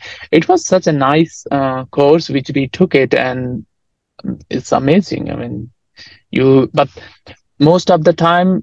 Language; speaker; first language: English; non-native, local second language; Nepali